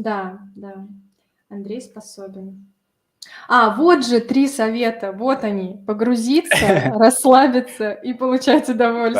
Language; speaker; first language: Russian; native; Russian